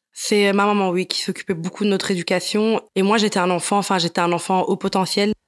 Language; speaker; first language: French; non-native, fluent; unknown